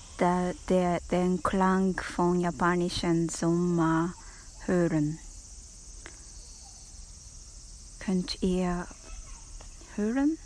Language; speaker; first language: German; non-native, learner; Japanese